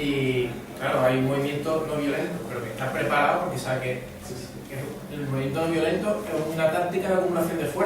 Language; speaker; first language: Spanish; native; Spanish